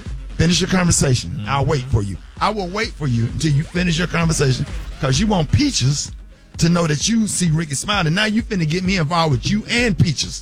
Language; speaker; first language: English; native; English